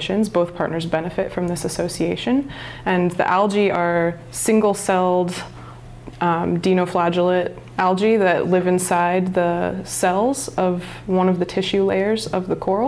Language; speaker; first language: English; native; English